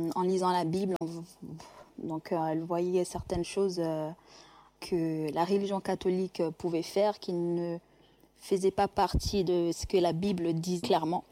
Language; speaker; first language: French; non-native, local second language; Kinyarwanda